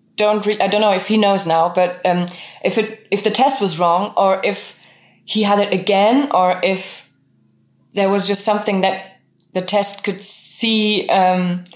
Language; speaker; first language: English; non-native, fluent; French